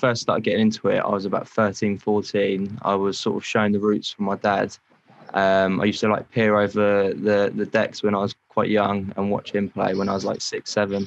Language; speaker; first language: English; native; English